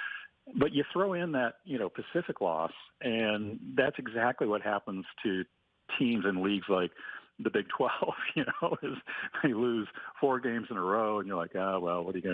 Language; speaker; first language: English; native; English